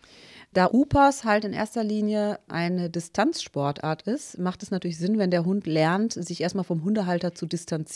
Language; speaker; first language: German; native; German